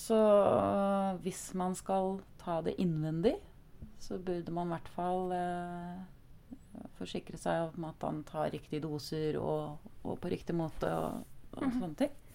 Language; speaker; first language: Norwegian; native; Norwegian